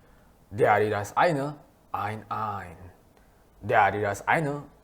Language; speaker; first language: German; non-native, fluent; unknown